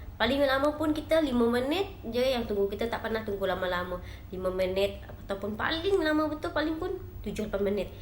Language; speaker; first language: Malay; native; Malay